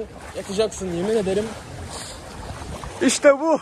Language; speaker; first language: Turkish; native; Turkish